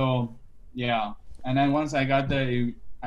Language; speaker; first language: English; non-native, fluent; German